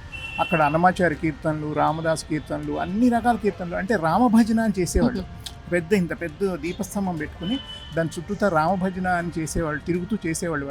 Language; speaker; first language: Telugu; native; Telugu